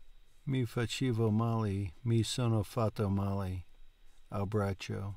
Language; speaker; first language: Italian; non-native, learner; English